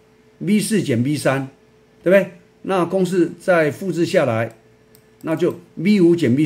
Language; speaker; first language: Chinese; native; Chinese